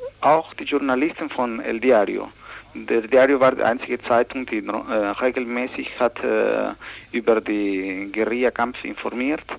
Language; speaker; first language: German; non-native, learner; Spanish